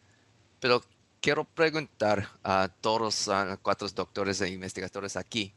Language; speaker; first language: Spanish; non-native, learner; English